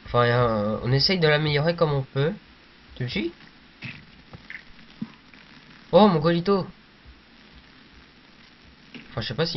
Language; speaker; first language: French; native; French